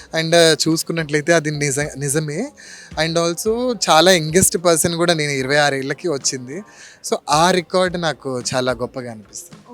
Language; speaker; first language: Telugu; non-native, local second language; Lambadi